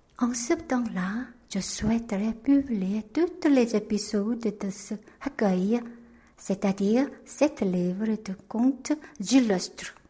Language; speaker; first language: French; non-native, fluent; Korean